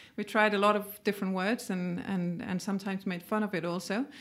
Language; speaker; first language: English; non-native, fluent; Danish